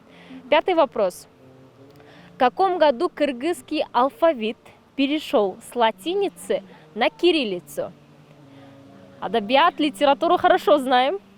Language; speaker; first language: Russian; native; Russian